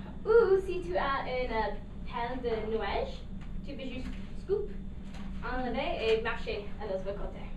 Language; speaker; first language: French; non-native, learner; English